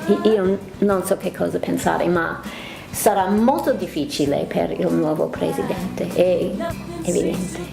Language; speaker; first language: Italian; non-native, learner; English